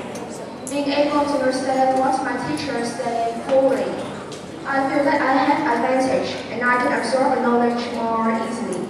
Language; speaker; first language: English; non-native, fluent; Vietnamese